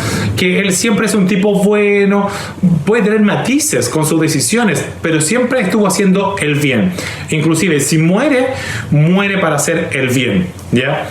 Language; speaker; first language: Spanish; native; Spanish